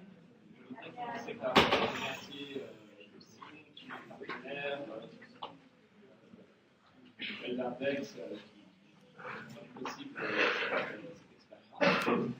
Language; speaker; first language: French; native; French